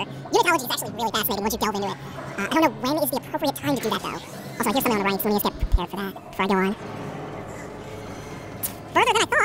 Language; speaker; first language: English; native; English